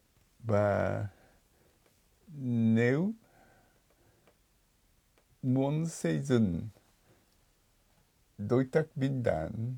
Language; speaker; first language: Vietnamese; non-native, fluent; Japanese